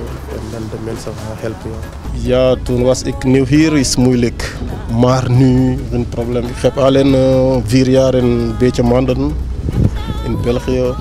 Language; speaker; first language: Dutch; non-native, learner; Wolof